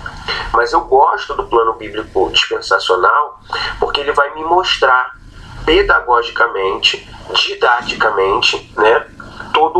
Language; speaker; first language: Portuguese; native; Portuguese